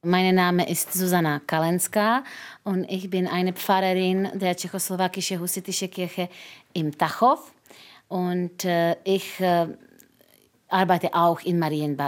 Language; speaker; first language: German; non-native, fluent; Czech